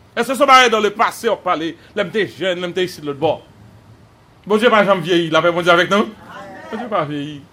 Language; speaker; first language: French; non-native, local second language; Haitian Creole